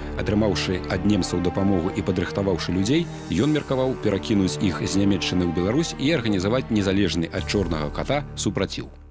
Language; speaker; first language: Belarusian; native; Belarusian